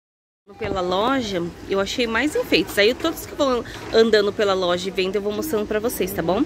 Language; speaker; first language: Portuguese; native; Portuguese